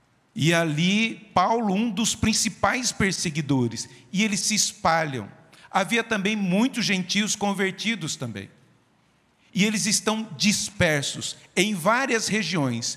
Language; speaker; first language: Portuguese; native; Portuguese